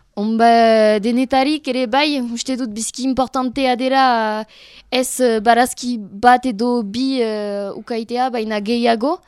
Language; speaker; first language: Basque; non-native, learner; French